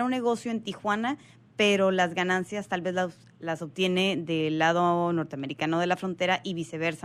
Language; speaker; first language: Spanish; native; Spanish